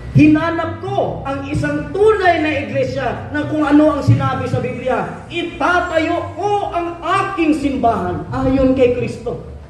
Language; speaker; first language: Filipino; non-native, local second language; Cebuano